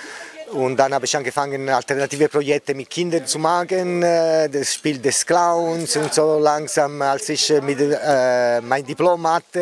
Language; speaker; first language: German; non-native, fluent; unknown